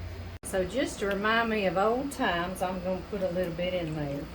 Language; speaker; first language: English; native; English